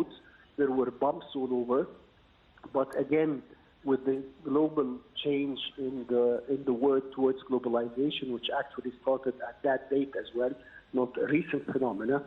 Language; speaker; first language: English; non-native, fluent; Arabic